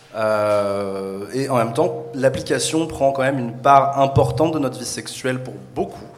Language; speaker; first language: French; native; French